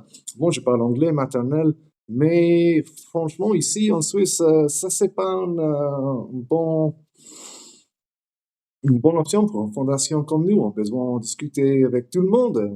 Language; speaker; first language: French; non-native, learner; English